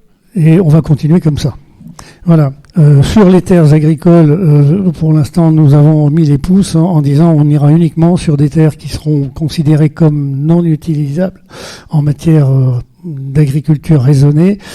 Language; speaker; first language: French; native; French